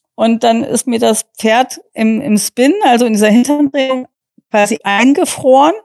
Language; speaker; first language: German; non-native, fluent; English